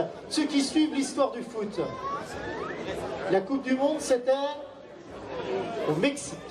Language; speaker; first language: French; native; French